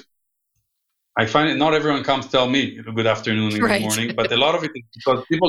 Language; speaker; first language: English; non-native, fluent; Hebrew